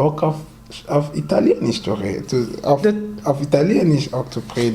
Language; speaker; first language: German; non-native, fluent; French